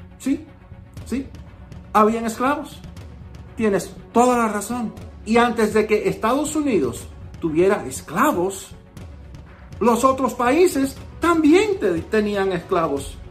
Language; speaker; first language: Spanish; early bilingual, heritage; Spanish